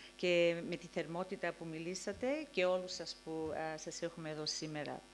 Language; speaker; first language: Greek; early bilingual, heritage; Greek